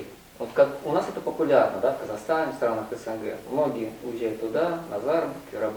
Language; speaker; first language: Russian; non-native, learner; Korean